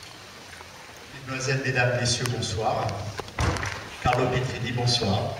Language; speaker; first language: French; native; French